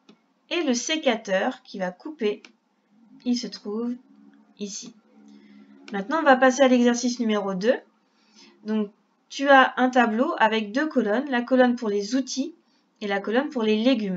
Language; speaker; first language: French; native; French